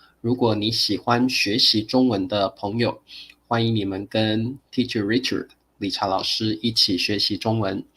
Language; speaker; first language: Chinese; native; Chinese